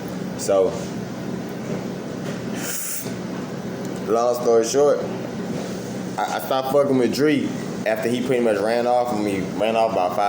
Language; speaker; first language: English; native; English